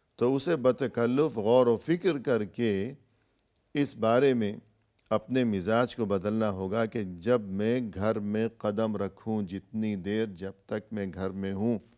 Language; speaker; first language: Urdu; native; Urdu